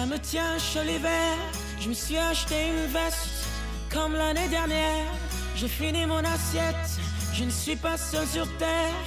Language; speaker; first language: French; native; French